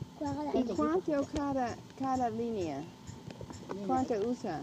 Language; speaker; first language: Spanish; non-native, learner; English